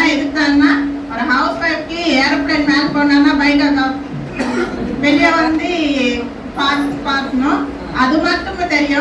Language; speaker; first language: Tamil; non-native, learner; Telugu